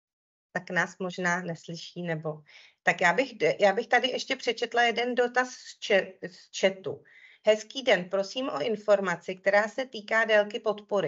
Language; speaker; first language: Czech; native; Czech